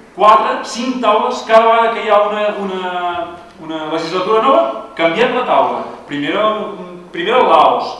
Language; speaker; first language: Catalan; native; Catalan